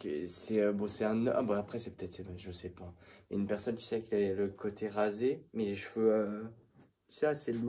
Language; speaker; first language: French; native; French